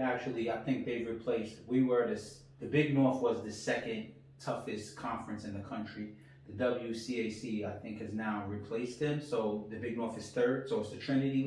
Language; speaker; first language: English; native; English